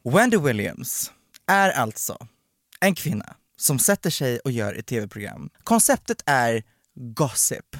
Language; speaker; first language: Swedish; native; Swedish